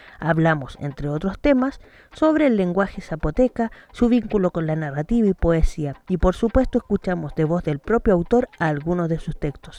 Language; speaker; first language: Spanish; native; Spanish